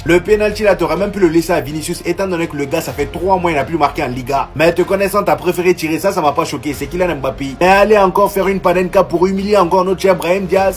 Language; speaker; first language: French; native; French